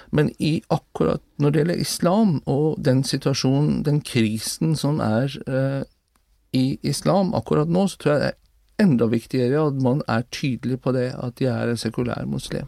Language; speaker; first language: Norwegian; non-native, fluent; Persian